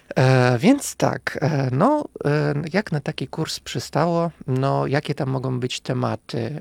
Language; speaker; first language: Polish; non-native, fluent; Russian